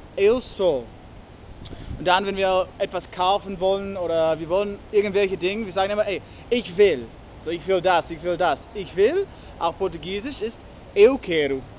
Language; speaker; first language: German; non-native, learner; English